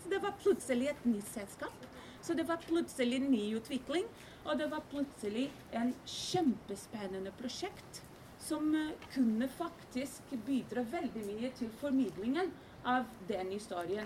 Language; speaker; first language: Norwegian; non-native, fluent; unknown